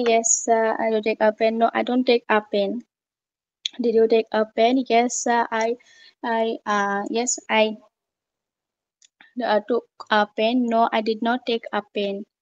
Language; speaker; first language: English; non-native, learner; Bangla